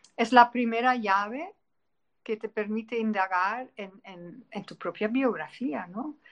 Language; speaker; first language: Spanish; non-native, fluent; Dutch